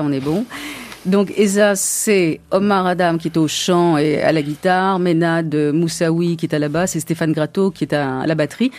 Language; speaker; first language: French; native; French